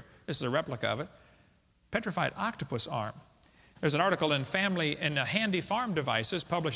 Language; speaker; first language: English; native; English